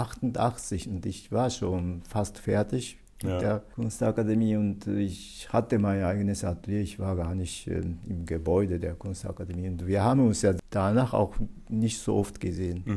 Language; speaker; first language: German; non-native, fluent; Japanese